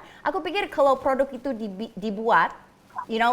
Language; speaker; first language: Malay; non-native, fluent; English